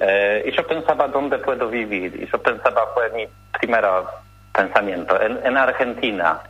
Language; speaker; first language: Spanish; non-native, learner; Polish